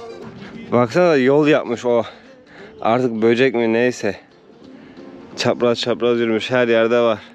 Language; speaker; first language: Turkish; native; Turkish